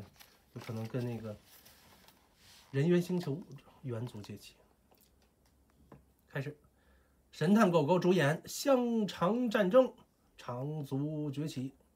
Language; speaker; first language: Chinese; native; Chinese